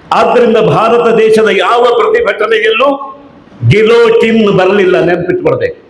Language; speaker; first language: Kannada; native; Kannada